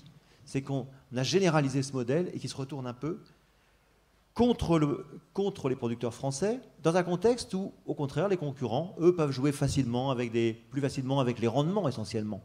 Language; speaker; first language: French; native; French